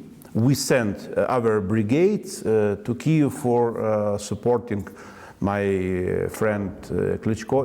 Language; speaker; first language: English; non-native, learner; Ukrainian